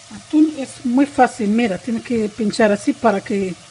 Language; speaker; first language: Spanish; non-native, learner; Arabic